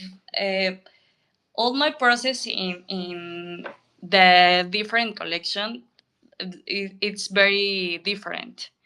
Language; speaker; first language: English; non-native, learner; Spanish